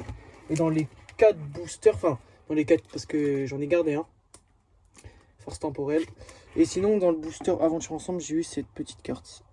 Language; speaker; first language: French; native; French